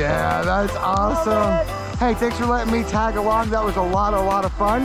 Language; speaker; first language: English; native; English